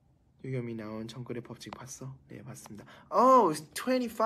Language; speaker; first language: Korean; non-native, fluent; Thai